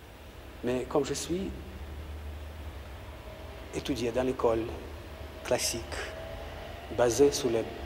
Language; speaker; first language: French; non-native, learner; Russian